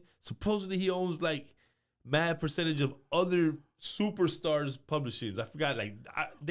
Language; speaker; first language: English; native; English